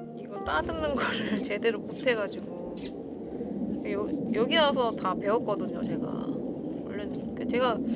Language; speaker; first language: Korean; native; Korean